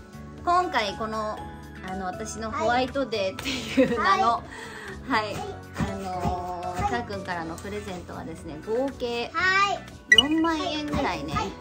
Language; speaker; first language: Japanese; native; Japanese